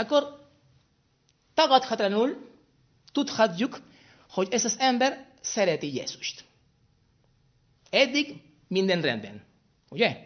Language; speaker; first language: Hungarian; non-native, fluent; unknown